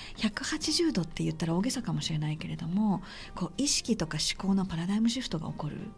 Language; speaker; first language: Japanese; native; Japanese